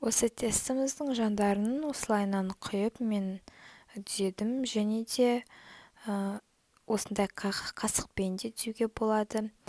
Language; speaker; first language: Kazakh; native; Kazakh